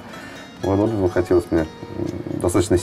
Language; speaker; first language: Russian; native; Russian